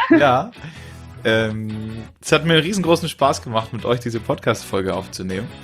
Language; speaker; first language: German; native; German